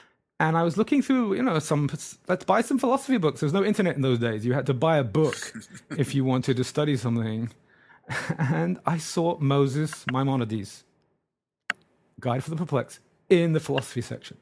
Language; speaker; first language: English; native; English